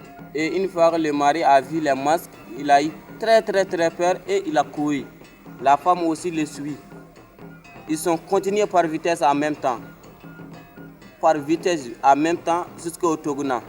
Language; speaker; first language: French; non-native, learner; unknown